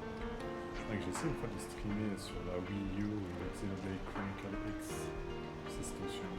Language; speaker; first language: French; native; French